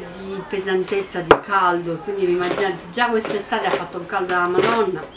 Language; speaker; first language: Italian; non-native, fluent; Romanian